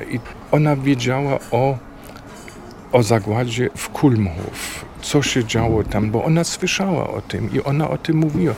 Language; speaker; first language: Polish; non-native, learner; German